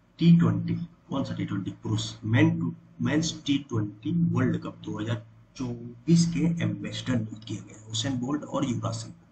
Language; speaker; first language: Hindi; native; Hindi